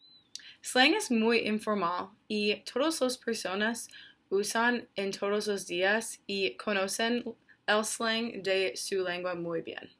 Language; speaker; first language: Spanish; non-native, learner; English